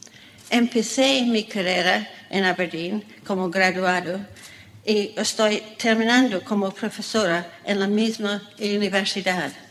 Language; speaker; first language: Spanish; non-native, fluent; English